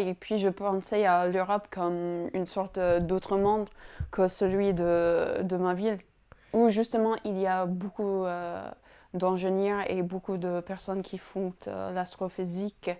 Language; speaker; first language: French; non-native, fluent; English